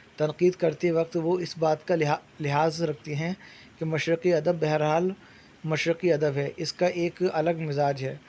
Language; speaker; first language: Urdu; native; Urdu